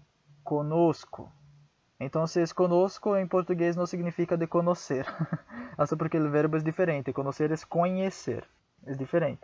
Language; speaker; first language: Portuguese; non-native, fluent; Spanish